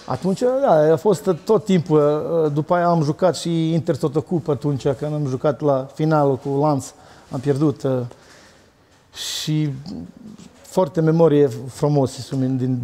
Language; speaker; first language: Romanian; non-native, learner; Serbian